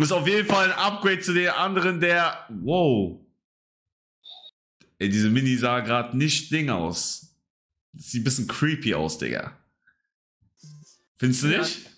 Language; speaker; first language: German; native; German